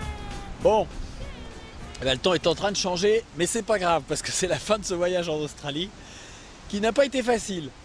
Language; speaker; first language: French; native; French